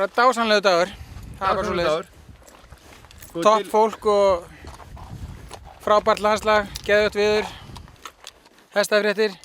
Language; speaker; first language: Icelandic; native; Icelandic